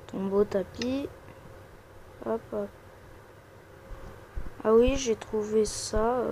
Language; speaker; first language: French; native; French